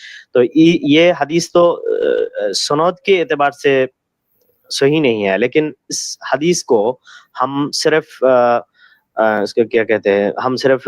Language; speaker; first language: Hindi; non-native, learner; Bangla